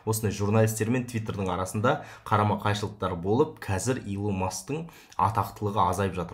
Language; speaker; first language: Kazakh; native; Kazakh